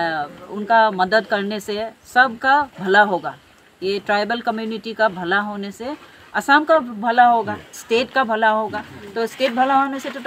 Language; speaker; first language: Hindi; non-native, local second language; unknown